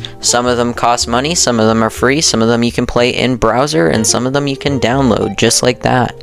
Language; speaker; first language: English; native; English